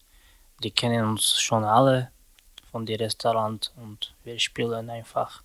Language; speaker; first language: German; non-native, learner; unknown